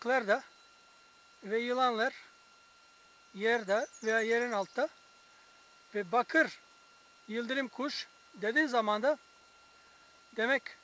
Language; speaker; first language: Turkish; non-native, fluent; English